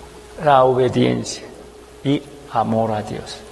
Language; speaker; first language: Spanish; non-native, fluent; Korean